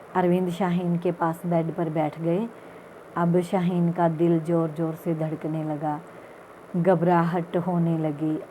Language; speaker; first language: Hindi; non-native, local second language; Punjabi